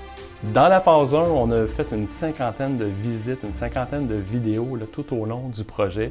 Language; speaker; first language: French; native; French